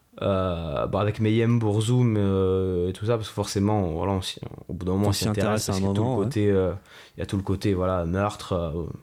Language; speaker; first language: French; native; French